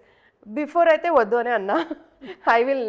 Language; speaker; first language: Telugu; early bilingual, heritage; Telugu